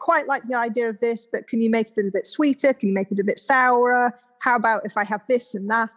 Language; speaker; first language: English; native; English